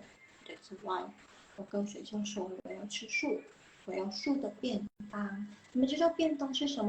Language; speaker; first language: Chinese; non-native, fluent; Indonesian